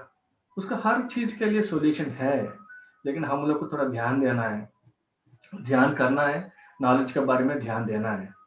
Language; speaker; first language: Hindi; non-native, local second language; Telugu